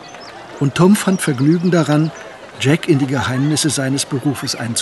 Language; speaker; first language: German; native; German